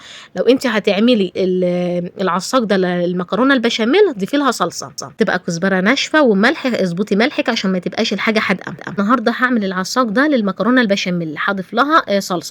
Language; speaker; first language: Arabic; native; Arabic